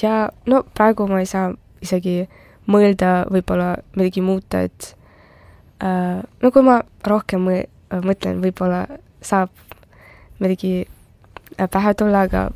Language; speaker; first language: Estonian; non-native, local second language; Russian